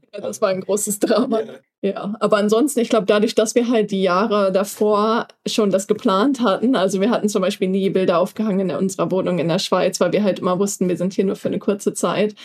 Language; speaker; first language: German; native; German